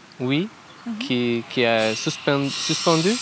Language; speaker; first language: French; non-native, learner; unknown